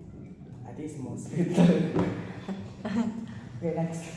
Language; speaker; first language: English; non-native, learner; Indonesian